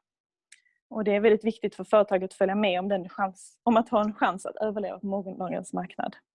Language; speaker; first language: Swedish; native; Swedish